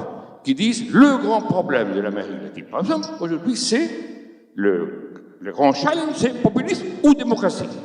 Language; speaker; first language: French; non-native, fluent; Spanish